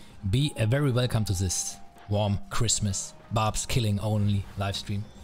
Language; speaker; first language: English; non-native, fluent; German